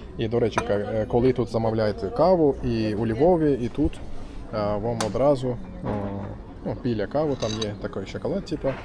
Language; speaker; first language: Ukrainian; non-native, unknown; Turkish